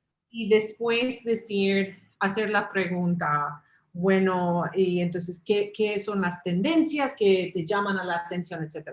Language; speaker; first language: Spanish; early bilingual, heritage; English